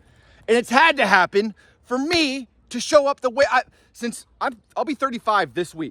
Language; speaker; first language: English; native; English